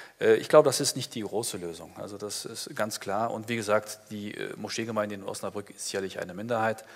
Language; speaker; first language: German; early bilingual, other home language; Turkish